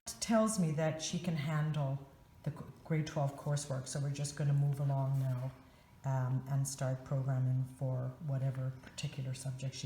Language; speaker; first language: English; native; English